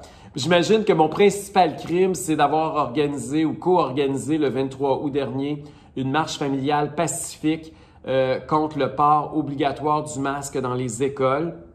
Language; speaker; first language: French; native; French